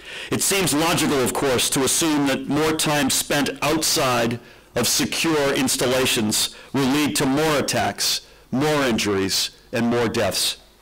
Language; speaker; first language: English; native; English